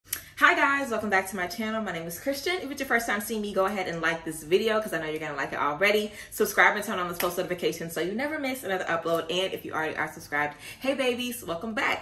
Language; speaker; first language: English; native; English